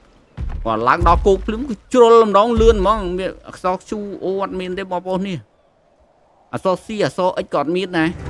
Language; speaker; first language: Khmer; native; Khmer